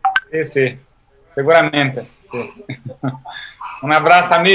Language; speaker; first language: Spanish; non-native, learner; Portuguese